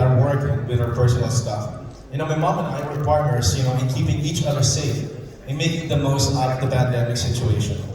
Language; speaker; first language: English; non-native, local second language; Filipino